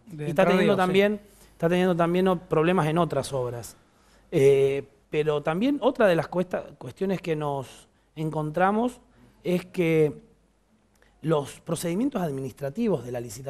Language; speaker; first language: Spanish; native; Spanish